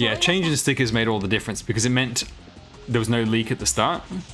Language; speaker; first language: English; native; English